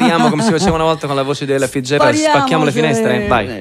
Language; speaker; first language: Italian; native; Italian